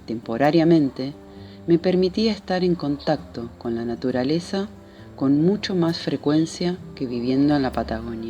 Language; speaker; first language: Spanish; native; Spanish